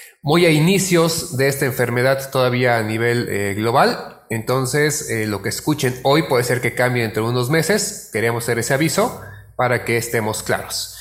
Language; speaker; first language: Spanish; native; Spanish